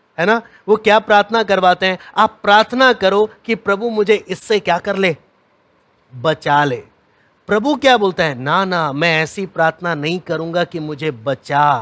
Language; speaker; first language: Hindi; native; Hindi